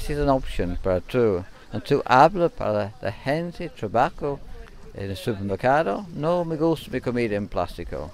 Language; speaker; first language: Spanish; non-native, learner; English